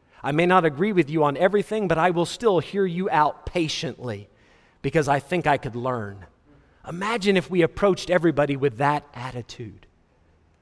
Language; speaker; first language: English; native; English